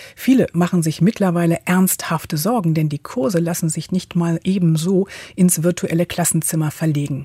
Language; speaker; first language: German; native; German